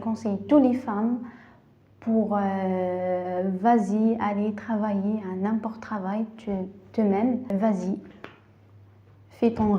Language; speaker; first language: French; non-native, learner; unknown